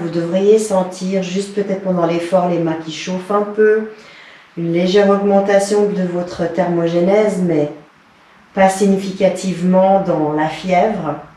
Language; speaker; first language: French; native; French